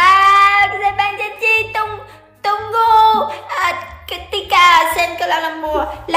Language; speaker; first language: Indonesian; non-native, learner; Vietnamese